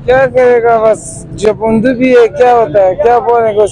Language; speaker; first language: Hindi; non-native, local second language; Pashto